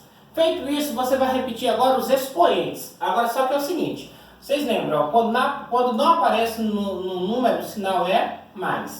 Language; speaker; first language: Portuguese; native; Portuguese